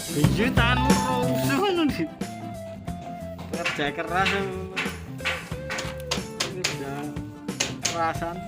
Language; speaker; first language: Indonesian; non-native, local second language; Javanese